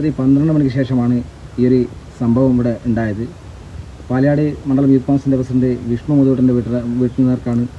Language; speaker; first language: Malayalam; native; Malayalam